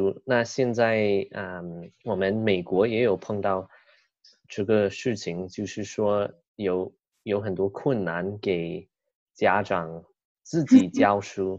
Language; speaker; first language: Chinese; non-native, fluent; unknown